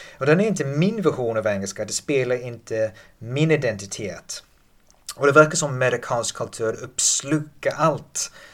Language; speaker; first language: Swedish; non-native, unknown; English